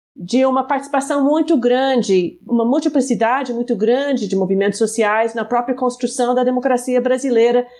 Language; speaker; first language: Portuguese; non-native, fluent; English